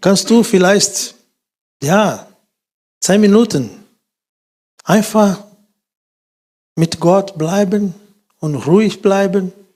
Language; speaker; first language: German; non-native, fluent; Portuguese